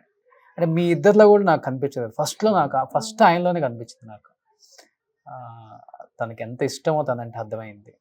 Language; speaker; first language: Telugu; native; Telugu